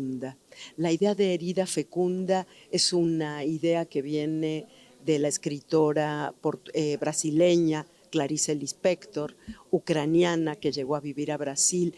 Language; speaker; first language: Spanish; native; Spanish